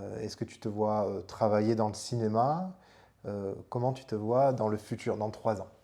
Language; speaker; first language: French; native; French